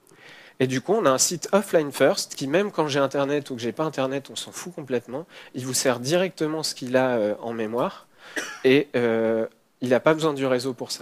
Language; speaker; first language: French; native; French